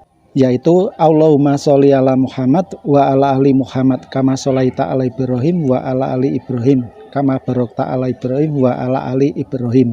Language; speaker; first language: Indonesian; native; Indonesian